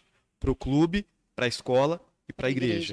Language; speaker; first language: Portuguese; native; Portuguese